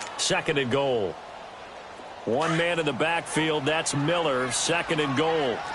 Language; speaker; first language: English; native; English